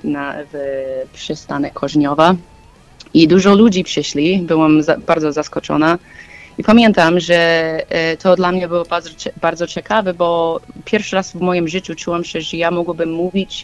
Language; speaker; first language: Polish; non-native, learner; English